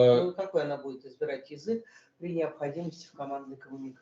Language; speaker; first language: Russian; native; Russian